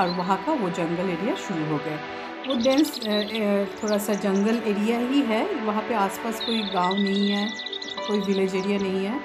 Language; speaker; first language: Hindi; non-native, local second language; Bangla